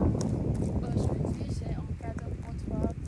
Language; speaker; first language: French; non-native, learner; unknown